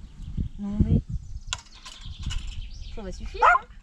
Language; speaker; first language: French; native; French